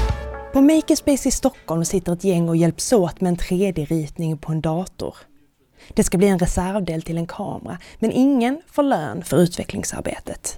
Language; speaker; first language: Swedish; native; Swedish